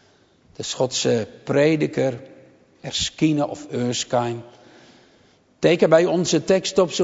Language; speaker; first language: Dutch; native; Dutch